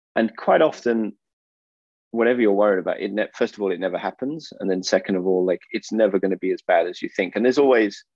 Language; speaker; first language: English; native; English